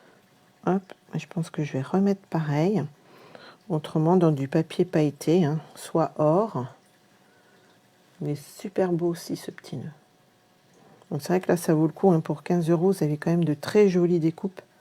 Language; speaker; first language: French; native; French